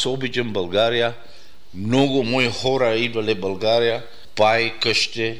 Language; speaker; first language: Bulgarian; non-native, learner; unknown